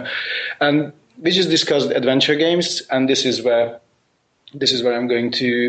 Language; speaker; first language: English; non-native, fluent; Hungarian